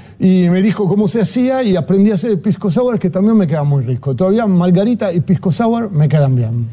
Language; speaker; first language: Spanish; non-native, fluent; Italian